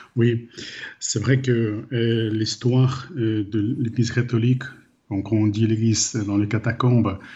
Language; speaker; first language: French; non-native, learner; Ukrainian